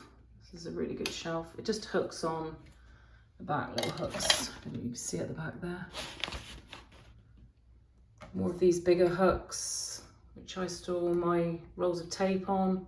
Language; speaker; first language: English; native; English